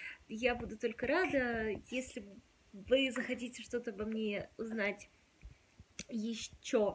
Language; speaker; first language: Russian; native; Russian